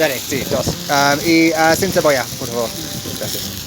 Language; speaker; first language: Spanish; non-native, learner; English